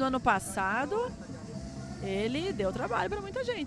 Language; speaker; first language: Portuguese; native; Portuguese